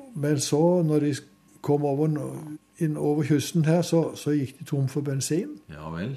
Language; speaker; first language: Norwegian; native; Norwegian